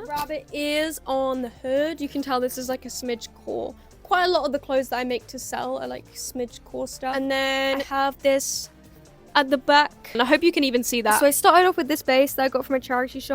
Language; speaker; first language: English; native; English